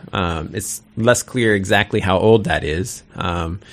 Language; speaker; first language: English; native; English